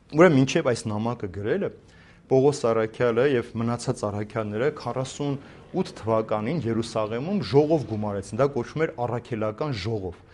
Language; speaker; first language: Armenian; native; Armenian